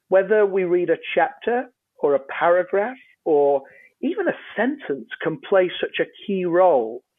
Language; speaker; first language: English; native; English